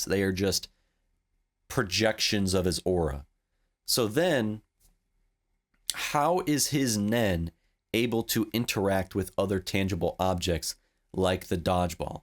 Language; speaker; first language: English; native; English